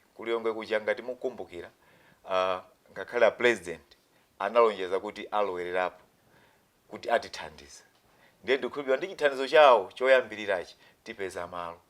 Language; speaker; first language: Nyanja; non-native, local second language; Tumbuka